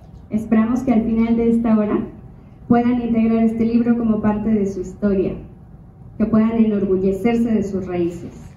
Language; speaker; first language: Spanish; native; Spanish